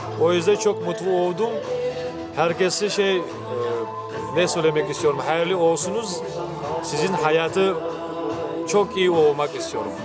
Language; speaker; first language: Turkish; non-native, learner; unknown